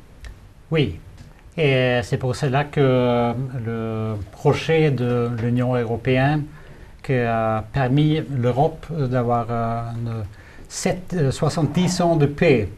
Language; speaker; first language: French; non-native, fluent; Swedish